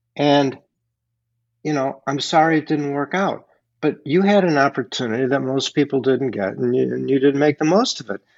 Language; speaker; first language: English; native; English